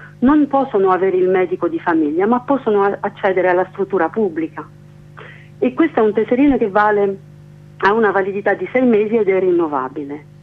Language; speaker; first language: Italian; non-native, fluent; French